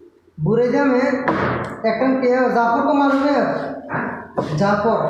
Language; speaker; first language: Hindi; non-native, learner; Bangla